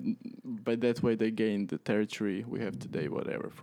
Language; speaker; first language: English; non-native, fluent; Croatian